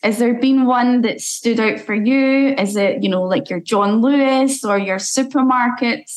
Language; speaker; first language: English; native; English